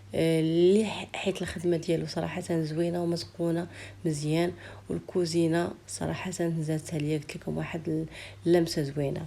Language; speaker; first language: Arabic; native; Arabic